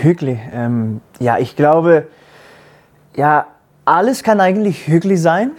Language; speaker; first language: German; non-native, learner; Danish